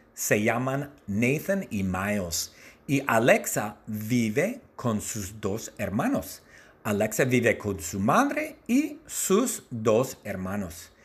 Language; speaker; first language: Spanish; non-native, learner; English